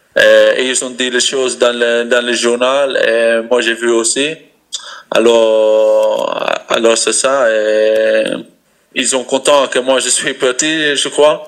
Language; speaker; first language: French; non-native, learner; Dutch